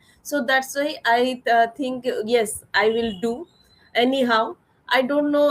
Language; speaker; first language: English; non-native, learner; Odia